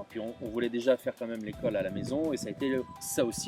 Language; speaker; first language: French; native; French